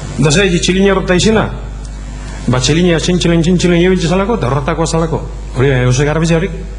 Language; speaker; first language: Basque; native; Basque